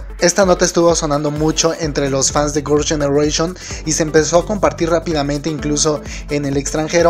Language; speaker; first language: Spanish; native; Spanish